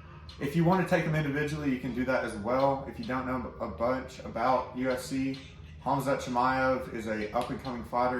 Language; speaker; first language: English; native; English